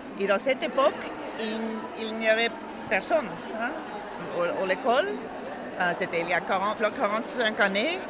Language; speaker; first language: French; non-native, learner; German